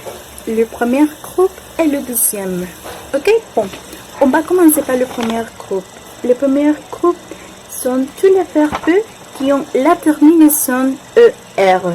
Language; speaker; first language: French; non-native, learner; Spanish